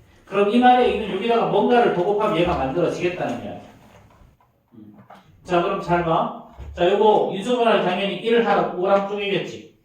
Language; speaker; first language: Korean; native; Korean